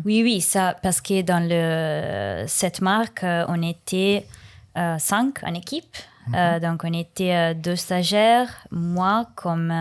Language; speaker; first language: French; non-native, learner; Italian